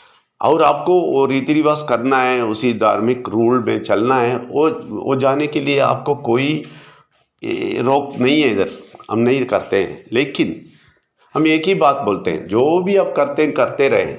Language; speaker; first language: Hindi; non-native, local second language; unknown